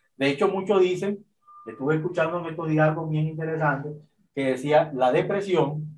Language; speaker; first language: Spanish; native; Spanish